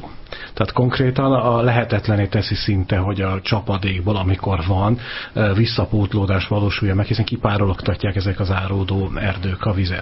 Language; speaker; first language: Hungarian; native; Hungarian